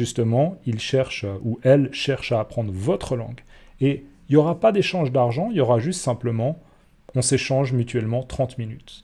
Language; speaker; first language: French; native; French